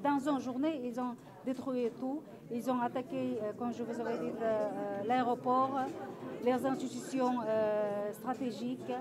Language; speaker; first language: French; non-native, fluent; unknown